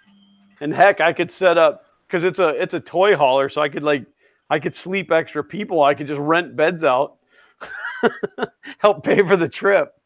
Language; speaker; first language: English; native; English